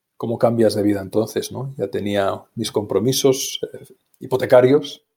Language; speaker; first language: Spanish; native; Spanish